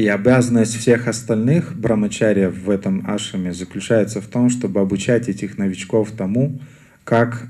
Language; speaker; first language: Russian; native; Russian